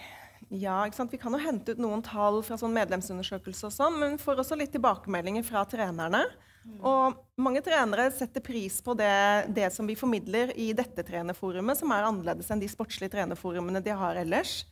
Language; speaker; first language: Norwegian; native; Norwegian